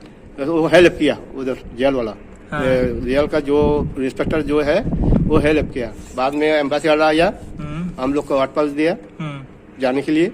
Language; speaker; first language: Hindi; non-native, learner; Bangla